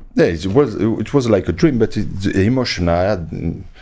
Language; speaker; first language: English; non-native, fluent; French